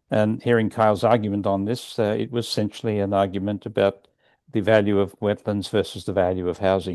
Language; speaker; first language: English; native; English